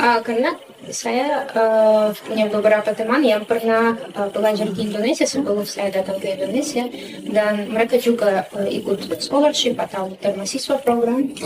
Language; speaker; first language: Indonesian; non-native, fluent; Russian